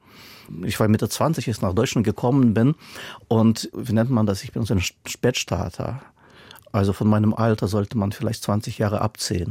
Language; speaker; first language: German; non-native, fluent; Russian